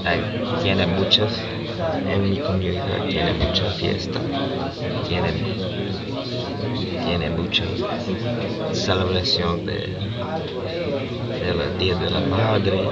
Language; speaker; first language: Spanish; non-native, learner; English